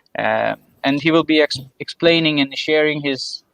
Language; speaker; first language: English; non-native, fluent; Turkish